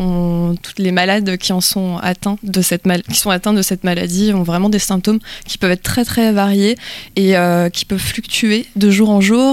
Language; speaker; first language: French; native; French